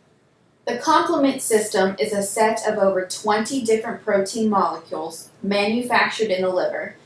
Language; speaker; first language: English; native; English